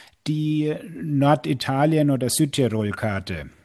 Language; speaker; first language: German; native; German